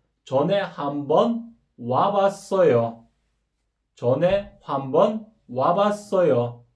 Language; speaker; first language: Korean; non-native, fluent; Kyrgyz